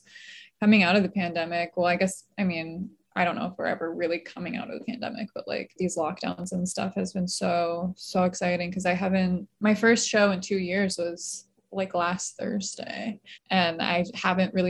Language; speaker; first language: English; native; English